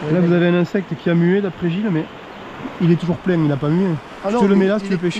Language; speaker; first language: French; native; French